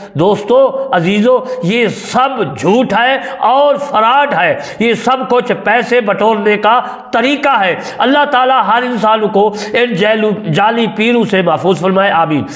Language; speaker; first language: Urdu; non-native, local second language; Saraiki